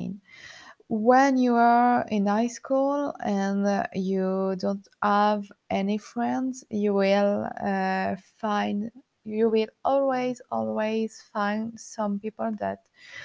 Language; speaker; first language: English; non-native, learner; French